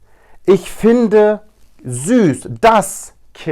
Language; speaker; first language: German; non-native, fluent; Turkish